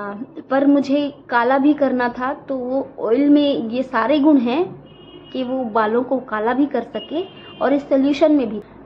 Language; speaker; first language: Hindi; native; Hindi